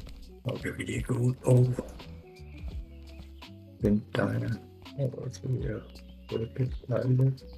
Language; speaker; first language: Danish; native; Danish